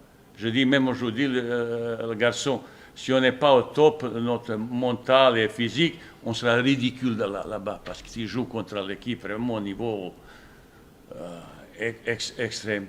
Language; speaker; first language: French; non-native, fluent; Bosnian